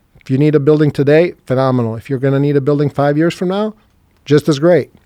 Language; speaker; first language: English; non-native, fluent; Serbian